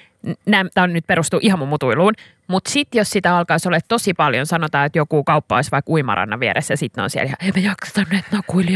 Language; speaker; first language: Finnish; native; Finnish